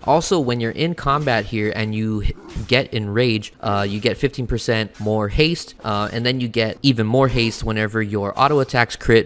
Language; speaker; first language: English; native; English